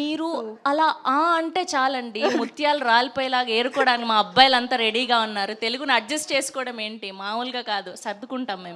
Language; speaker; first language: Telugu; native; Telugu